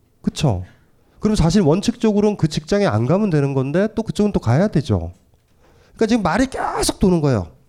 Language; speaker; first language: Korean; native; Korean